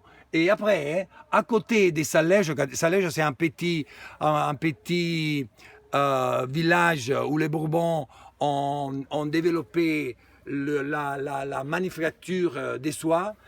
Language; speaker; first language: French; non-native, fluent; Italian